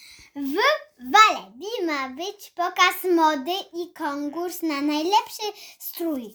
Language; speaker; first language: Polish; early bilingual, heritage; Polish